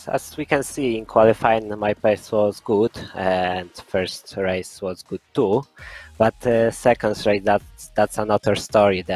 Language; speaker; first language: English; non-native, fluent; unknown